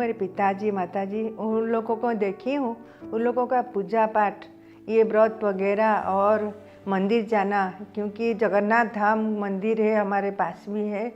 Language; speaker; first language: Hindi; non-native, local second language; Odia